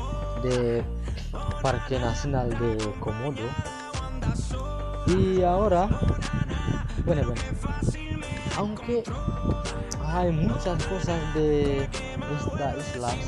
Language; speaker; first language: Spanish; non-native, learner; Indonesian